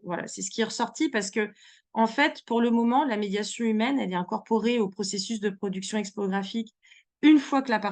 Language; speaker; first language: French; native; French